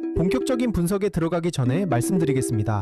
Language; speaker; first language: Korean; native; Korean